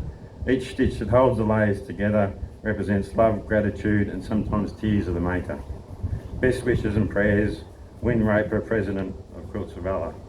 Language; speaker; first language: English; native; English